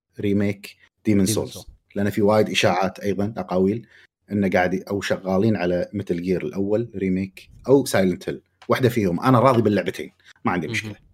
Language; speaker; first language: Arabic; native; Arabic